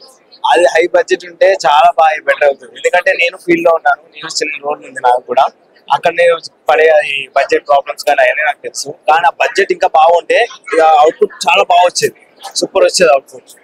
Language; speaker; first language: Telugu; native; Telugu